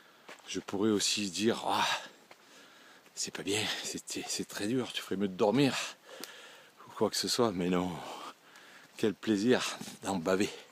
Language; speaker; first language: French; native; French